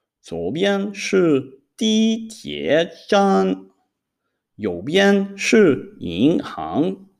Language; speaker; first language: Chinese; non-native, fluent; Hebrew